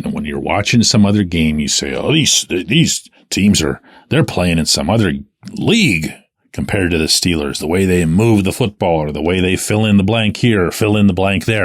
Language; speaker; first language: English; native; English